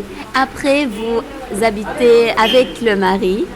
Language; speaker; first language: French; non-native, local second language; Arabic